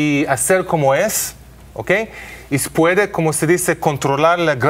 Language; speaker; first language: Spanish; non-native, learner; Hebrew